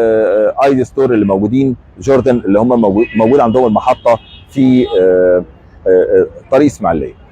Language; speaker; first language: Arabic; native; Arabic